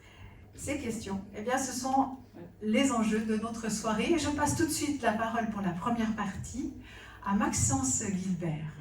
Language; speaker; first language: French; native; French